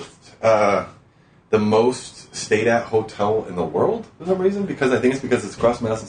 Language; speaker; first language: English; native; English